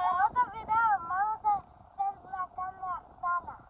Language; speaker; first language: Spanish; early bilingual, heritage; Spanish